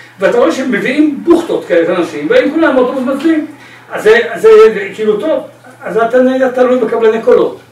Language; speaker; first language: Hebrew; native; Hebrew